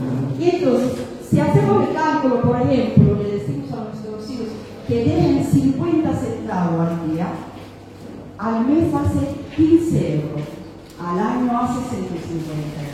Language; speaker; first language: Spanish; non-native, fluent; Amharic